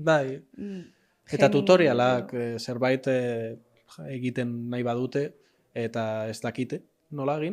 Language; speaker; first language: Basque; non-native, local second language; Spanish